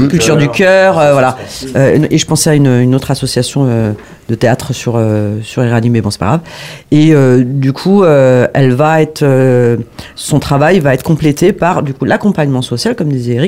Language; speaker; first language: French; native; French